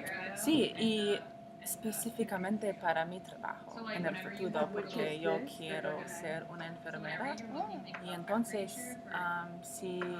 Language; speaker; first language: Spanish; non-native, learner; English